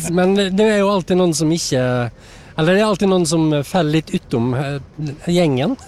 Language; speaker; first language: Norwegian; native; Norwegian